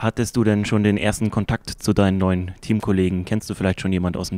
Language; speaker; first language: German; native; German